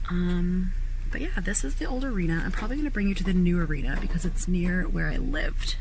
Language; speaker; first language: English; native; English